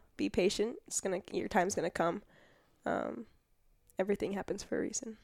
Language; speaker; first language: English; native; English